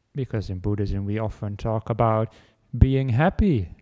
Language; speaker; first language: English; non-native, fluent; Dutch